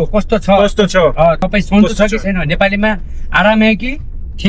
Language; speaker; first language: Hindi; non-native, learner; Nepali